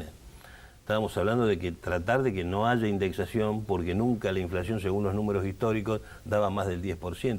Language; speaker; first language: Spanish; native; Spanish